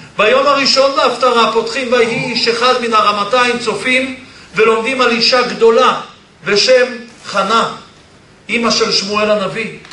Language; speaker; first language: Hebrew; early bilingual, other home language; Polish